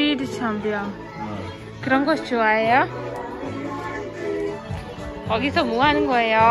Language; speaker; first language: Korean; non-native, fluent; Malayalam